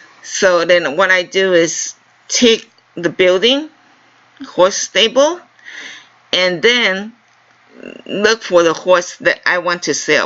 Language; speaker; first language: English; non-native, fluent; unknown